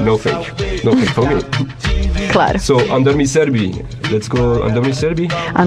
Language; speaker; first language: English; non-native, learner; French